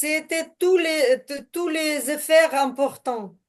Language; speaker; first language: French; non-native, learner; Ukrainian